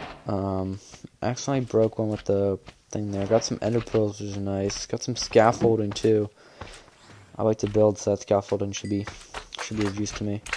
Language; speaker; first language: English; native; English